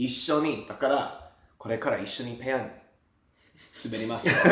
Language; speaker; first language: Japanese; non-native, learner; English